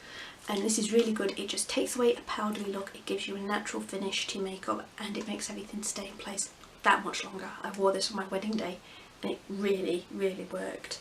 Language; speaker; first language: English; native; English